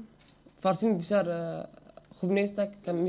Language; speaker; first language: Persian; non-native, learner; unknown